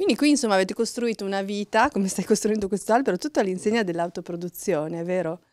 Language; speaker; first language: Italian; native; Italian